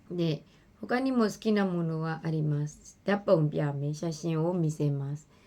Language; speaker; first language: Japanese; non-native, fluent; Burmese